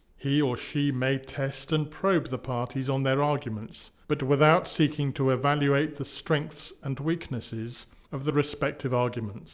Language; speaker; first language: English; native; English